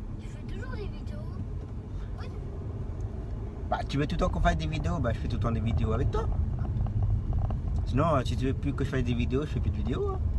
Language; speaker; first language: French; native; French